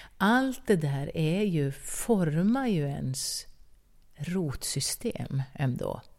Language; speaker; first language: Swedish; native; Swedish